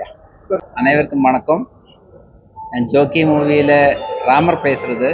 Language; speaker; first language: Tamil; non-native, learner; Malayalam